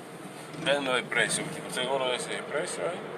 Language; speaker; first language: Spanish; non-native, learner; Haitian Creole